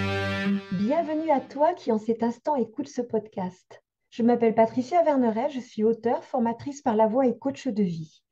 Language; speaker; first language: French; native; French